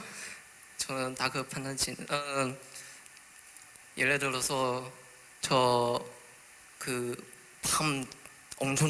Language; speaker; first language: Korean; non-native, learner; Chinese